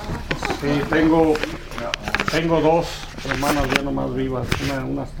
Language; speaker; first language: Spanish; native; Spanish